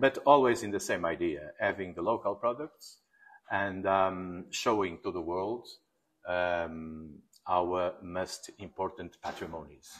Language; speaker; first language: English; non-native, fluent; Portuguese